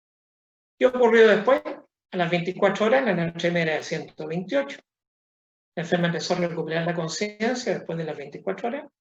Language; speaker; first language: Spanish; native; Spanish